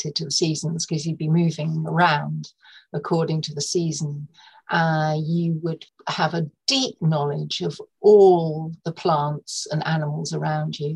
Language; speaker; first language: English; native; English